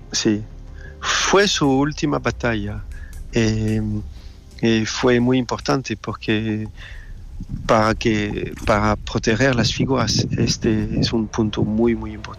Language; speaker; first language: Spanish; non-native, fluent; French